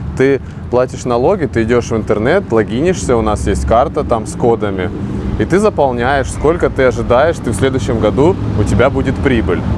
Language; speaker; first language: Russian; native; Russian